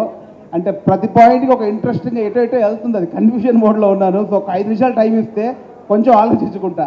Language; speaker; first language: Telugu; native; Telugu